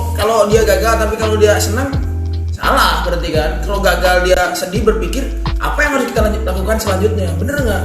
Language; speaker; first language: Indonesian; native; Indonesian